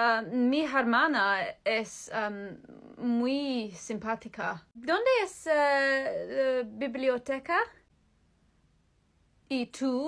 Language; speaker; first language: Spanish; non-native, learner; English